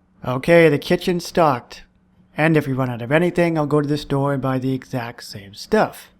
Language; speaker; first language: English; native; English